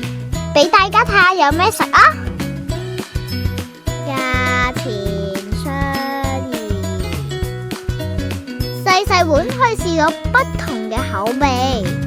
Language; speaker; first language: Chinese; native; Chinese